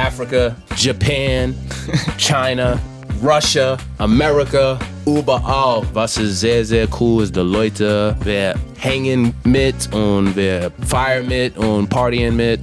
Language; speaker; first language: German; non-native, learner; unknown